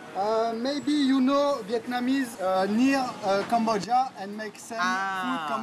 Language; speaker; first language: English; non-native, learner; French